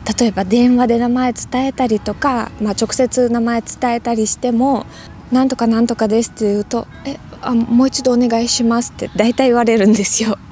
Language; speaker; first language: Japanese; non-native, fluent; Russian